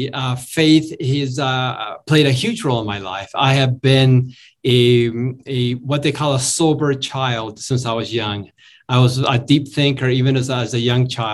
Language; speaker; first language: English; non-native, fluent; Spanish